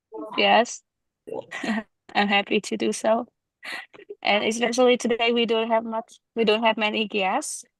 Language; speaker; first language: English; non-native, learner; Vietnamese